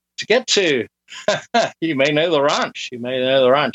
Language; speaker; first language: English; native; English